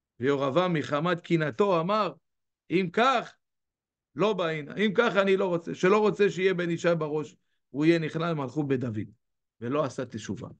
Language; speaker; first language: Hebrew; native; Hebrew